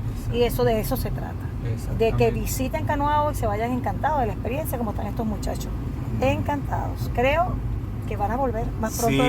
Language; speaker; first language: Spanish; native; Spanish